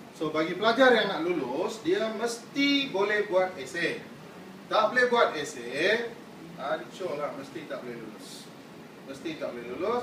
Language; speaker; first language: Malay; non-native, local second language; Tamil